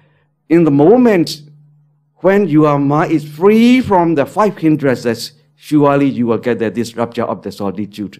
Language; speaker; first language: English; non-native, learner; Burmese